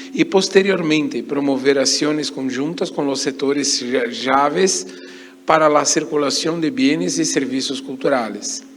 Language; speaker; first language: Portuguese; native; Portuguese